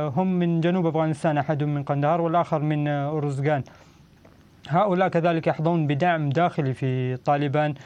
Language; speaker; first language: Arabic; non-native, fluent; Pashto